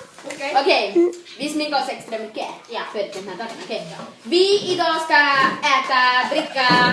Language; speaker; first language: Swedish; early bilingual, other home language; Spanish